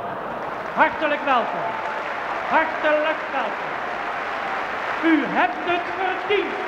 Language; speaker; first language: Dutch; native; Dutch